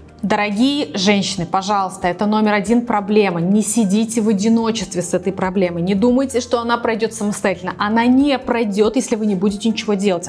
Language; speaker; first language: Russian; native; Russian